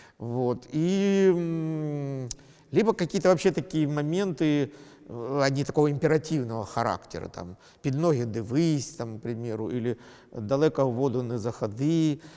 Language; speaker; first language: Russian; native; Russian